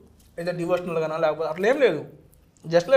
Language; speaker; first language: Telugu; native; Telugu